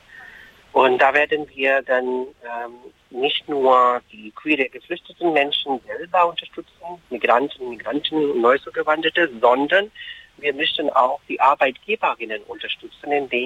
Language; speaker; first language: German; non-native, fluent; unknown